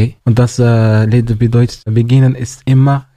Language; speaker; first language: German; non-native, learner; Arabic